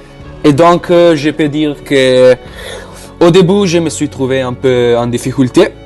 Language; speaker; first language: French; non-native, learner; Italian